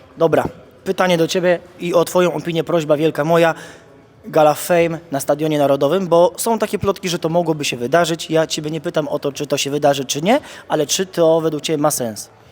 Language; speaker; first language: Polish; native; Polish